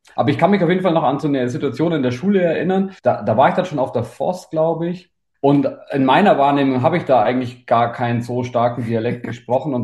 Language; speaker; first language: German; native; German